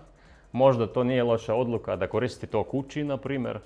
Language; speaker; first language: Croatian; non-native, fluent; Russian